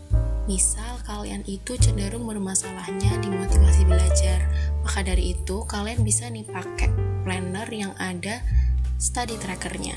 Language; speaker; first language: Indonesian; native; Indonesian